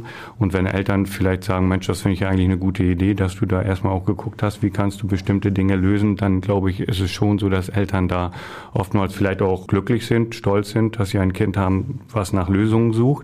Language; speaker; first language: German; native; German